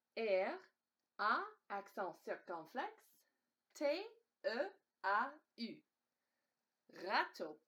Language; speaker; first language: French; non-native, fluent; English